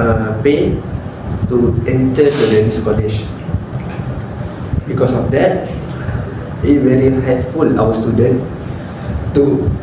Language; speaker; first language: English; non-native, learner; Malay